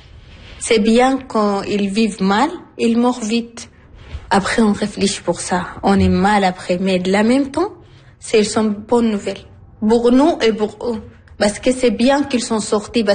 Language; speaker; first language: French; non-native, learner; Arabic